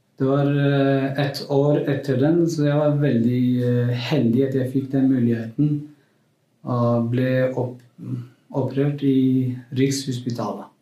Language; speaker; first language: Norwegian; non-native, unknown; Kurdish